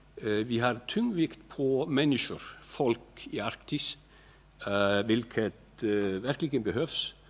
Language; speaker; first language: Swedish; non-native, fluent; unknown